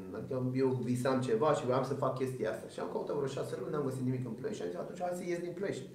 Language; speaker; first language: Romanian; early bilingual, other home language; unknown